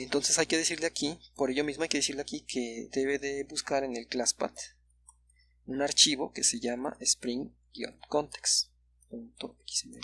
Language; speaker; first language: Spanish; native; Spanish